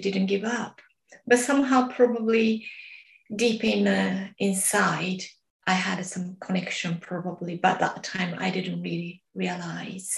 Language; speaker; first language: English; non-native, learner; Japanese